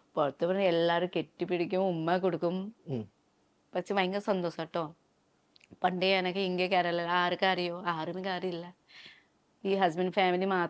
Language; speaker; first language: Malayalam; non-native, learner; Nepali